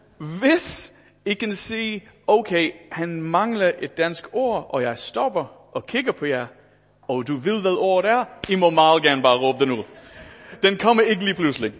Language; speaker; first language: Danish; non-native, fluent; English